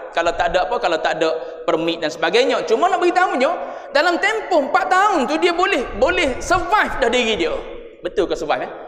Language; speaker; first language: Malay; native; Malay